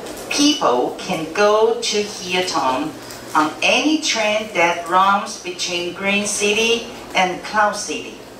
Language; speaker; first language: English; non-native, fluent; Chinese